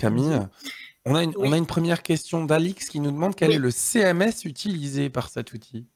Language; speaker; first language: French; native; French